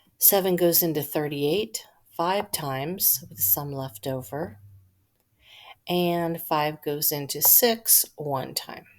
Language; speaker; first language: English; native; English